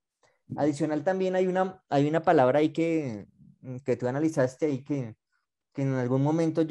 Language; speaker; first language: Spanish; native; Spanish